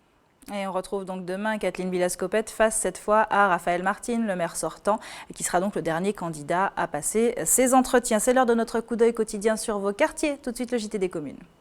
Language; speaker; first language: French; native; French